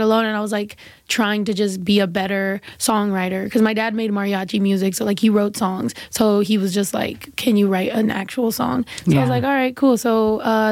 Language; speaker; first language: English; early bilingual, other home language; Spanish